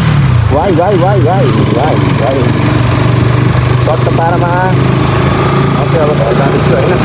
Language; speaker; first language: Nepali; native; Nepali